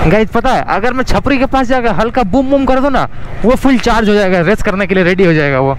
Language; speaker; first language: Hindi; non-native, local second language; Bangla